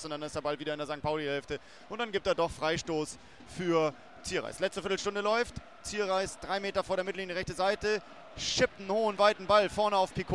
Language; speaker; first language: German; native; German